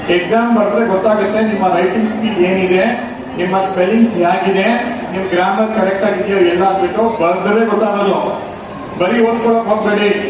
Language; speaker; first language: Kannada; non-native, local second language; Urdu